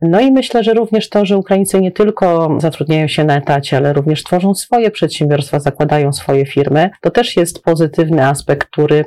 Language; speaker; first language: Polish; native; Polish